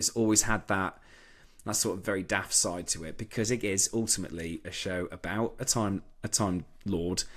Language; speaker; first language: English; native; English